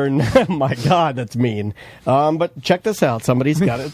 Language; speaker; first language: English; native; English